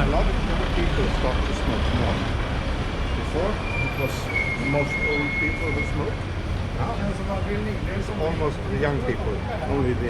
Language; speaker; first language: English; non-native, learner; Swedish